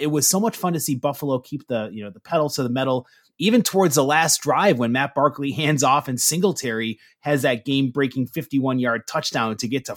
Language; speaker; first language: English; native; English